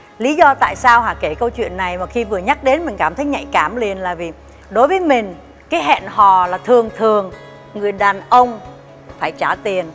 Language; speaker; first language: Vietnamese; native; Vietnamese